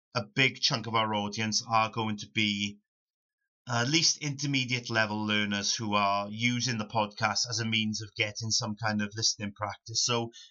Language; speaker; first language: English; native; English